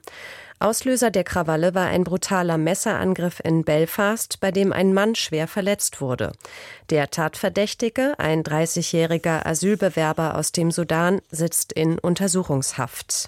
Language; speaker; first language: German; native; German